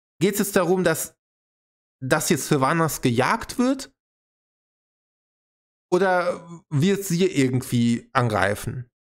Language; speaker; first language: German; native; German